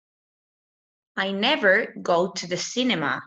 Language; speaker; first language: English; non-native, fluent; Spanish